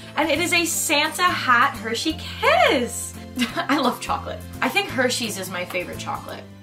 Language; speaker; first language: English; native; English